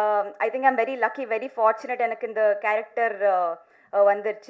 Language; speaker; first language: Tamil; non-native, learner; Telugu